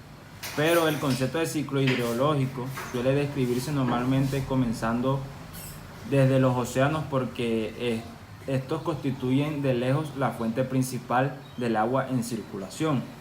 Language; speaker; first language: Spanish; native; Spanish